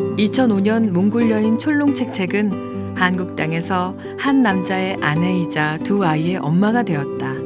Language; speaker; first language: Korean; native; Korean